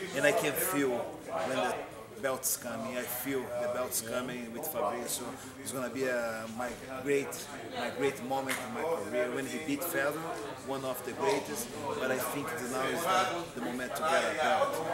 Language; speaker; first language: English; non-native, learner; Portuguese